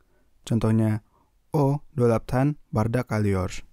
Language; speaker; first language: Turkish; non-native, fluent; Indonesian